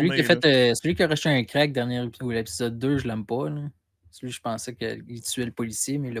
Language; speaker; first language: French; native; French